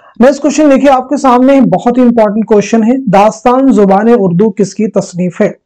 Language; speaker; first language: Hindi; native; Hindi